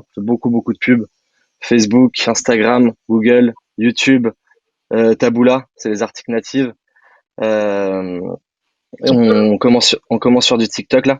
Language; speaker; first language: French; native; French